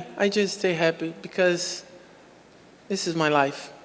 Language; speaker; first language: English; non-native, local second language; Portuguese